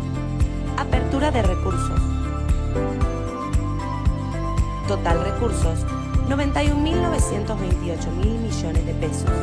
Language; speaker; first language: Spanish; native; Spanish